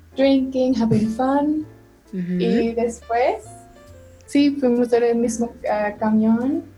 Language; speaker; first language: Spanish; non-native, learner; German